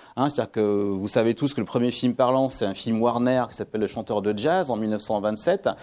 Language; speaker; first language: French; native; French